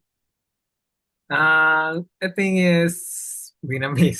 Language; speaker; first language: English; non-native, learner; Vietnamese